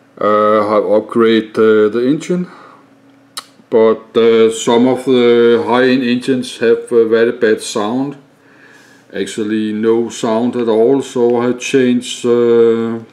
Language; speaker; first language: English; non-native, learner; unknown